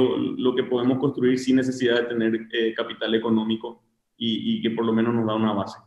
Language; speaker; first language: Spanish; native; Spanish